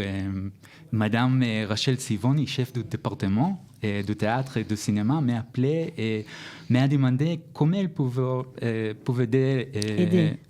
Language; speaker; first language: French; non-native, learner; Hebrew